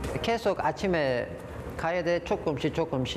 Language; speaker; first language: Korean; non-native, learner; Turkish